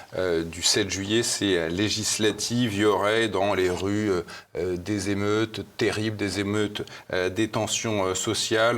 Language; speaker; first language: French; native; French